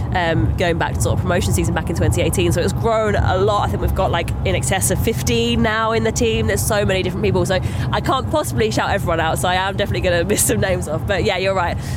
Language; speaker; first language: English; native; English